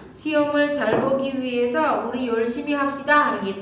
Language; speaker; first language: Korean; non-native, fluent; Indonesian